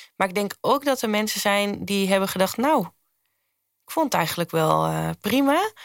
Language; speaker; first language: Dutch; native; Dutch